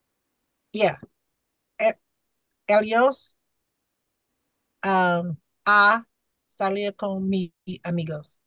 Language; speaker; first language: Spanish; non-native, learner; English